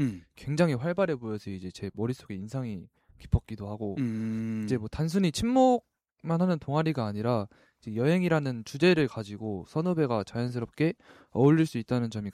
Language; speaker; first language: Korean; native; Korean